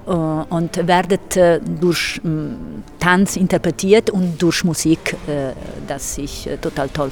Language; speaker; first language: German; non-native, fluent; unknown